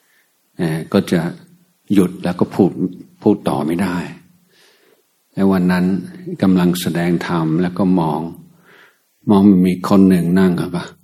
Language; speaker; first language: Thai; native; Thai